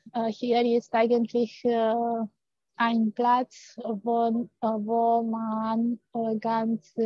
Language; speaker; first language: German; non-native, fluent; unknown